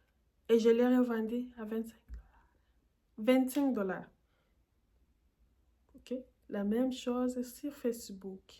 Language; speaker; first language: French; non-native, fluent; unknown